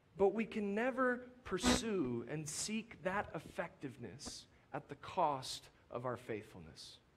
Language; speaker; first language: English; native; English